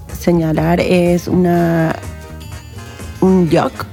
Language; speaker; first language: Catalan; non-native, learner; Spanish